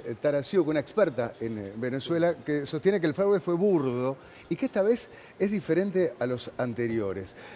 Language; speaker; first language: Spanish; native; Spanish